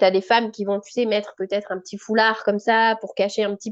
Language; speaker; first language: French; native; French